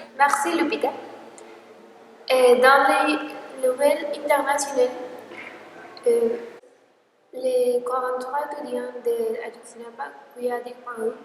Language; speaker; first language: French; non-native, learner; Spanish